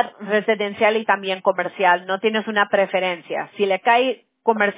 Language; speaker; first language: Spanish; early bilingual, heritage; Spanish